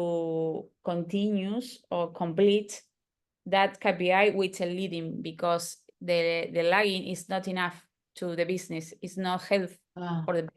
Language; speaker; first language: English; non-native, learner; Spanish